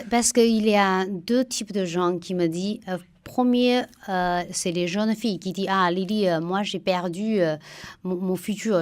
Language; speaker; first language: French; non-native, fluent; Chinese